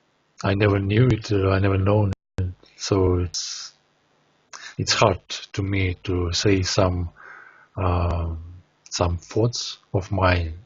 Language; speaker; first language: English; non-native, learner; Russian